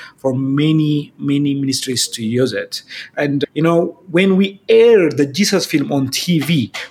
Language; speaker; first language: English; non-native, fluent; Amharic